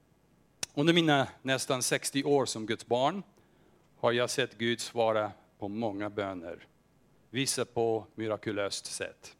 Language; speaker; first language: Swedish; non-native, fluent; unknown